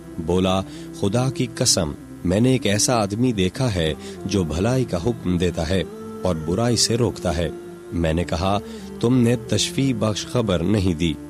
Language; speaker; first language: Urdu; non-native, local second language; Punjabi